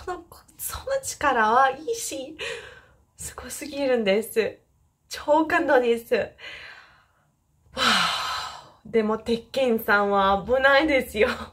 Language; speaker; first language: Japanese; non-native, fluent; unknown